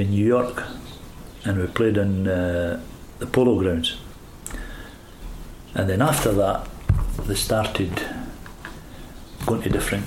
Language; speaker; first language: English; native; English